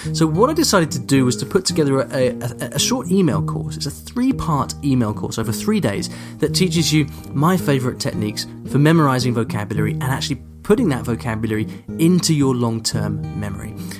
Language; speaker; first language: English; native; English